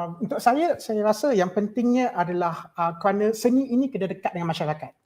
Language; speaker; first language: Malay; non-native, local second language; English